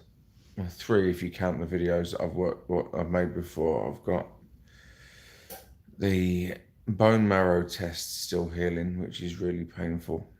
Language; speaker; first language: English; native; English